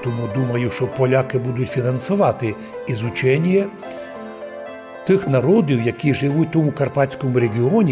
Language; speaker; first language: Ukrainian; non-native, local second language; Rusyn